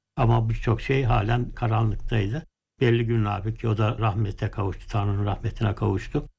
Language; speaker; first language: Turkish; native; Turkish